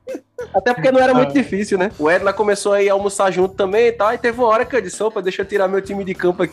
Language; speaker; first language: Portuguese; native; Portuguese